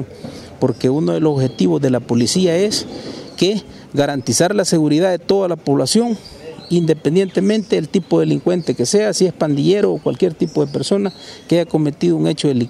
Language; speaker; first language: Spanish; native; Spanish